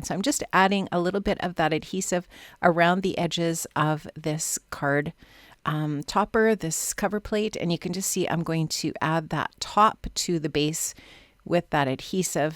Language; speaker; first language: English; native; English